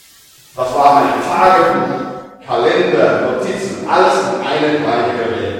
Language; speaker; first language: German; non-native, learner; English